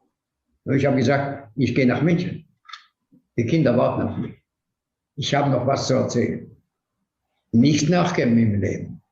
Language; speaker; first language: German; non-native, fluent; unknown